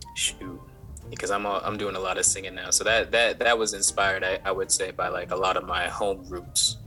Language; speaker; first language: English; native; English